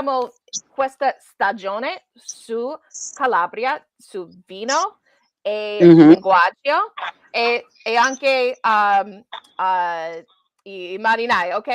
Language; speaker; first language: Italian; non-native, learner; English